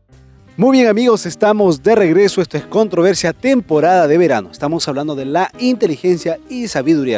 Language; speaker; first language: Spanish; native; Spanish